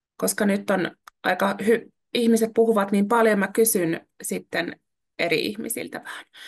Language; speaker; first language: Finnish; native; Finnish